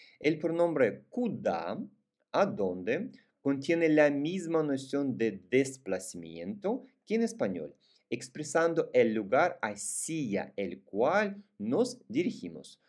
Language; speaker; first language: Spanish; non-native, fluent; Russian